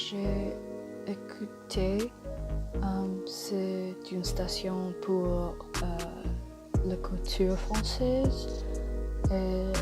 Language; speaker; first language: French; non-native, learner; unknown